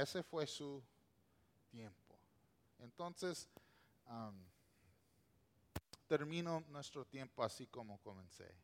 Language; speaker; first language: Spanish; non-native, local second language; English